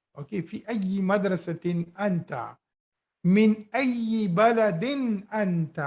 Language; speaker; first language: Arabic; non-native, fluent; Urdu